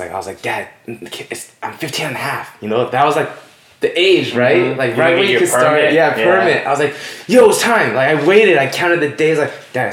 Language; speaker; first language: English; native; English